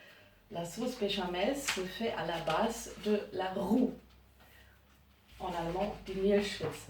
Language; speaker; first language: French; non-native, learner; German